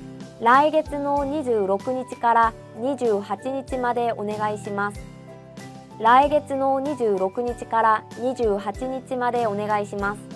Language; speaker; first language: Japanese; non-native, fluent; Korean